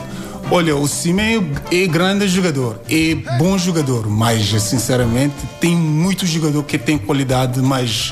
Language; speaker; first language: Portuguese; non-native, learner; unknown